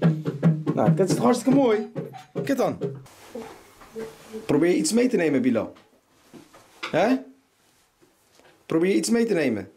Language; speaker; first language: Dutch; native; Dutch